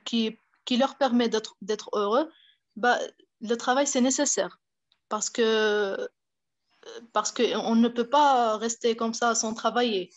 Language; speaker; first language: French; non-native, fluent; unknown